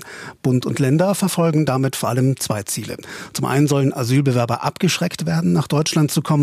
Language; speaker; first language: German; native; German